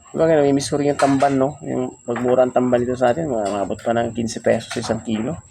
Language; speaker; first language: Filipino; non-native, local second language; Iloko